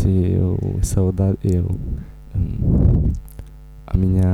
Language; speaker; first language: Portuguese; non-native, learner; Romanian